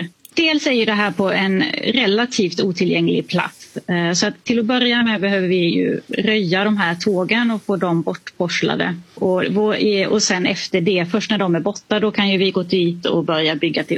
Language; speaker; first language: Swedish; native; Swedish